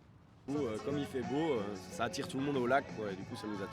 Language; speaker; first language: French; native; French